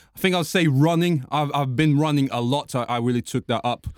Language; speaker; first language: English; non-native, fluent; Portuguese